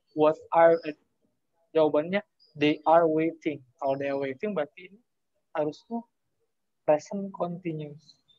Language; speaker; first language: English; non-native, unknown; Indonesian